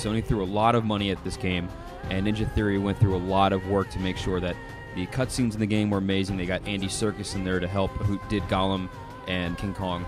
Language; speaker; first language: English; native; English